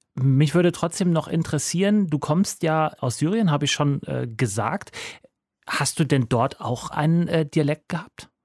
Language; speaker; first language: German; native; German